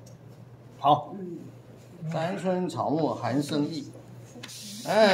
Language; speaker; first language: Chinese; native; Chinese